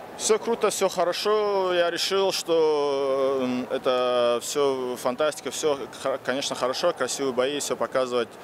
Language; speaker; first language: Russian; non-native, local second language; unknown